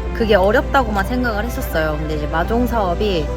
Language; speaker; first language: Korean; native; Korean